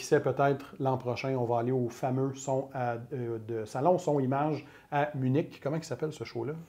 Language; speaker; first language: French; native; French